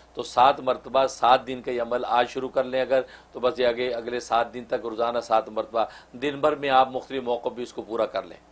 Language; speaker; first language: Urdu; non-native, local second language; Kashmiri